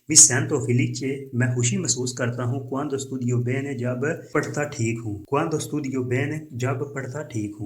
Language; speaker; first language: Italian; non-native, fluent; Urdu